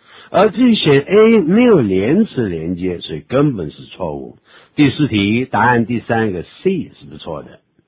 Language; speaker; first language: Chinese; native; Chinese